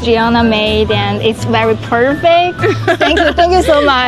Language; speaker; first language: English; non-native, fluent; Chinese